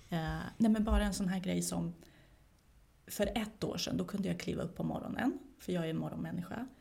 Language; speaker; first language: Swedish; early bilingual, other home language; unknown